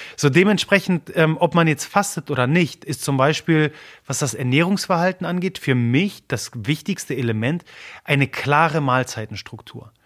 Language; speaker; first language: German; early bilingual, other home language; Polish